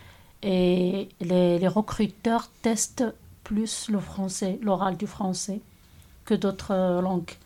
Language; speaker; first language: French; non-native, local second language; Arabic